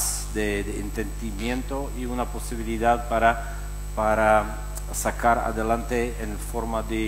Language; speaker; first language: Spanish; non-native, fluent; Czech